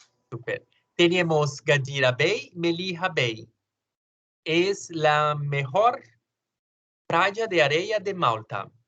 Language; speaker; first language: Spanish; non-native, learner; Portuguese